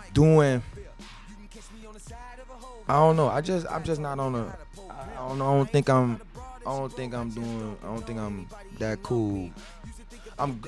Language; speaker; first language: English; native; English